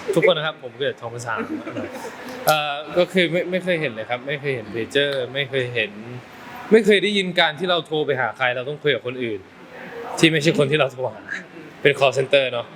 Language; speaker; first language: Thai; early bilingual, heritage; Thai